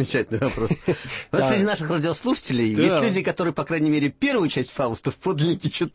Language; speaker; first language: Russian; native; Russian